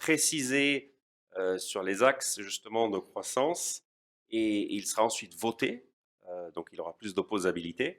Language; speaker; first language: French; native; French